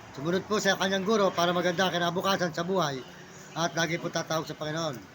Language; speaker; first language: Filipino; native; Filipino